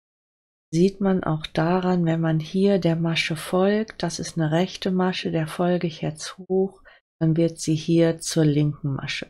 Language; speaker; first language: German; native; German